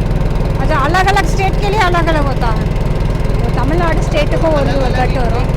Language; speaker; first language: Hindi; non-native, local second language; Tamil